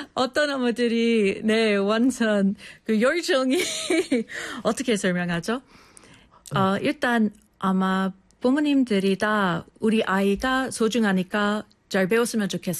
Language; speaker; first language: Korean; non-native, fluent; English